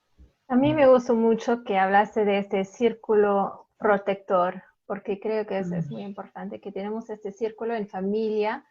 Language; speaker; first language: Spanish; non-native, fluent; German